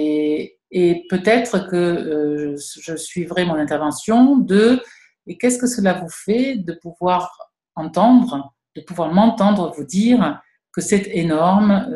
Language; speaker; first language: French; native; French